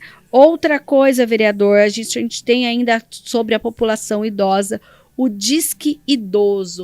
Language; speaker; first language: Portuguese; native; Portuguese